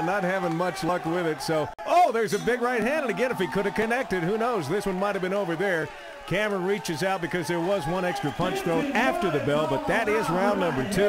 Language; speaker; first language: English; native; English